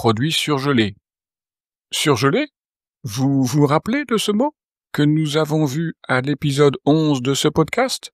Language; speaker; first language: French; native; French